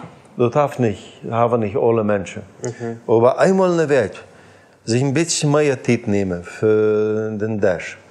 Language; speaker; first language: German; non-native, learner; Plautdietsch